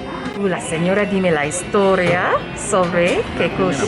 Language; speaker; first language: Spanish; non-native, learner; English